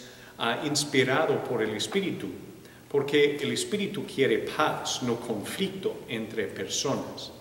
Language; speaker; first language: Spanish; non-native, fluent; English